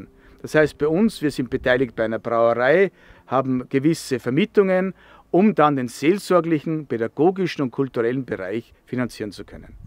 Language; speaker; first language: German; native; German